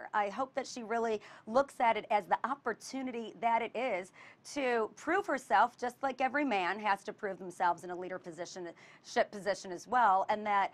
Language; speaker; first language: English; native; English